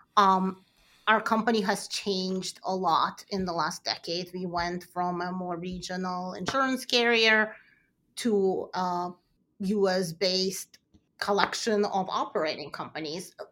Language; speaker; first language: English; early bilingual, other home language; Russian